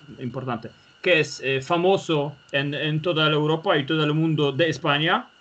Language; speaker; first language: Spanish; non-native, learner; Polish